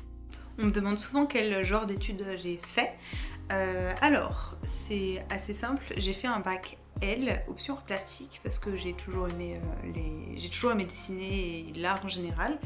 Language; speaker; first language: French; native; French